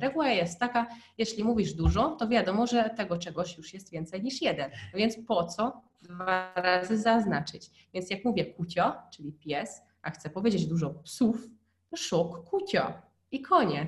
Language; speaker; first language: Polish; non-native, fluent; Hungarian